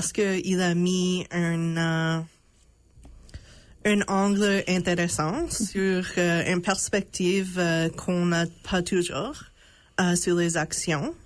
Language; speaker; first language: French; non-native, local second language; English